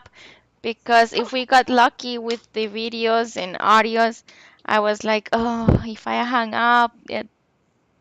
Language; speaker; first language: English; non-native, local second language; Spanish